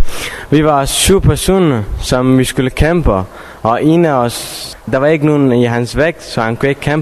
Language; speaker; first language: Danish; non-native, fluent; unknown